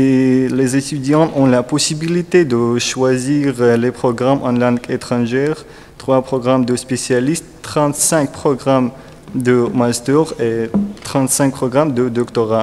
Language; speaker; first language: French; non-native, learner; Russian